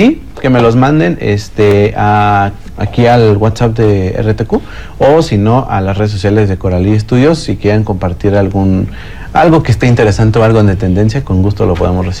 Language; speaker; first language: Spanish; native; Spanish